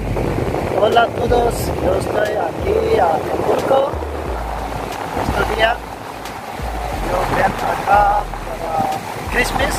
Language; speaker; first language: Spanish; non-native, learner; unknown